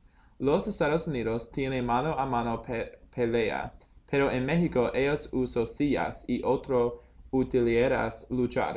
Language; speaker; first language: Spanish; non-native, learner; English